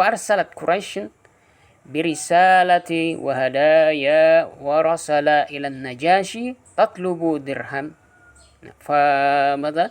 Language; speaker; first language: Arabic; non-native, fluent; Indonesian